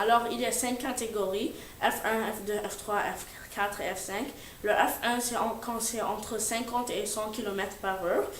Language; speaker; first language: French; non-native, learner; English